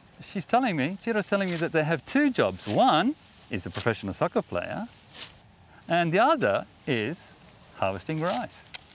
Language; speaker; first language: English; native; English